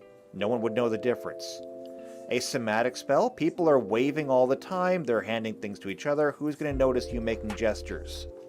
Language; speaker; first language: English; native; English